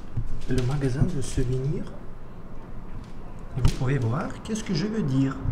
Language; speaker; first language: French; non-native, learner; Russian